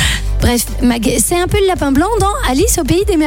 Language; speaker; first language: French; native; French